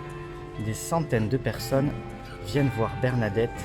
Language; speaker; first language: French; native; French